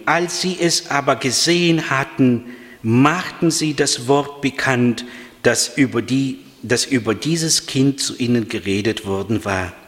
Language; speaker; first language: German; non-native, fluent; Russian